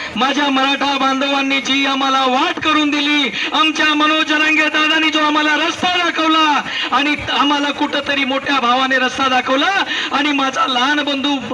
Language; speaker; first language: Marathi; non-native, local second language; Lambadi